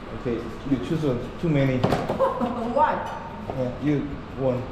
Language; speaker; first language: English; non-native, learner; Korean